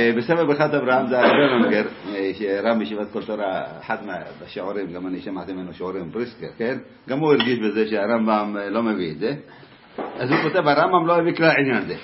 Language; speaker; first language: Hebrew; native; Hebrew